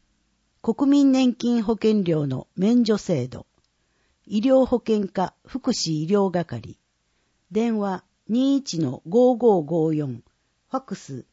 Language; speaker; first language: Japanese; native; Japanese